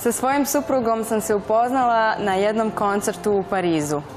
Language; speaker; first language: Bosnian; non-native, fluent; Spanish